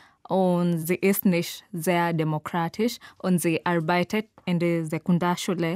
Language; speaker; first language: German; non-native, learner; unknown